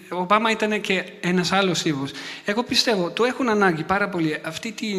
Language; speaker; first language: Greek; non-native, fluent; Italian